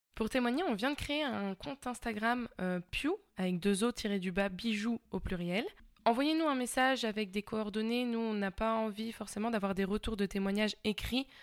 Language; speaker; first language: French; native; French